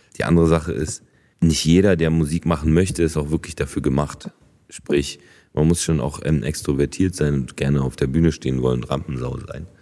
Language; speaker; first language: German; early bilingual, other home language; Polish